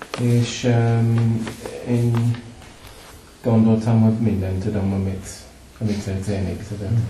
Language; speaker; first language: Hungarian; non-native, learner; English